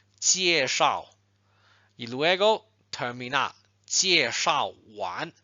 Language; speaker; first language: Spanish; non-native, fluent; Chinese